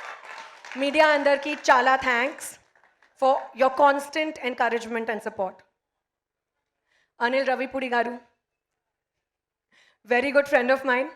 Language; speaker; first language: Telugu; non-native, learner; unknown